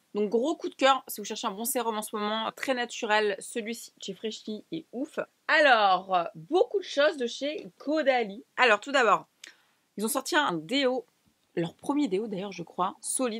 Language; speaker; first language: French; native; French